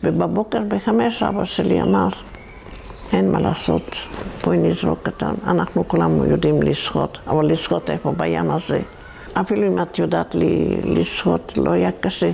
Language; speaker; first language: Hebrew; non-native, fluent; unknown